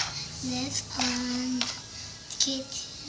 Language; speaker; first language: English; non-native, learner; Indonesian